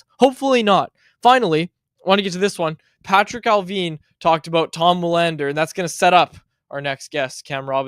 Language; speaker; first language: English; native; English